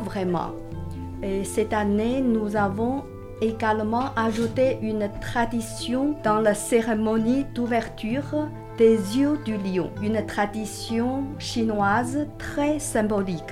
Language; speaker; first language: French; non-native, fluent; Chinese